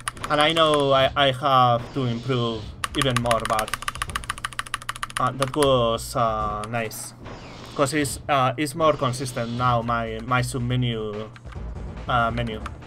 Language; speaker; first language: English; non-native, fluent; Spanish